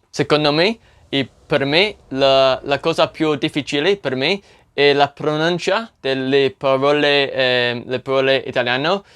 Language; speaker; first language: Italian; non-native, learner; English